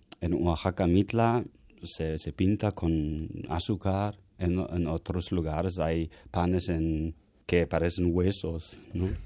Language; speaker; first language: Spanish; non-native, fluent; German